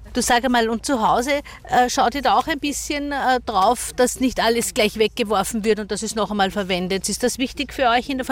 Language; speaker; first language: German; native; German